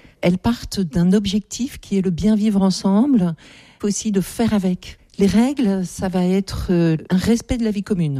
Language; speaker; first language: French; native; French